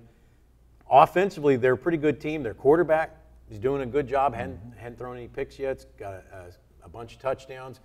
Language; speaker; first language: English; native; English